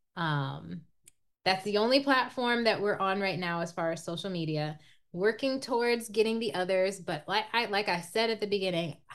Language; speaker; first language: English; native; English